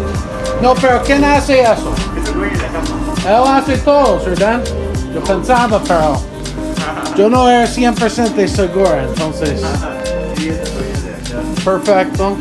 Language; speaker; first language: Spanish; non-native, learner; English